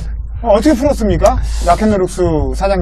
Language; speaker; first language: Korean; native; Korean